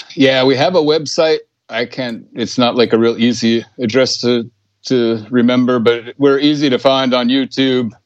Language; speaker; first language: English; native; English